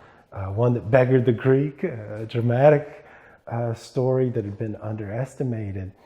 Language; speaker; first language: English; native; English